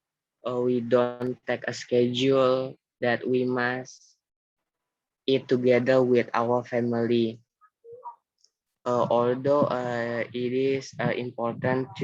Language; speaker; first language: English; non-native, learner; Indonesian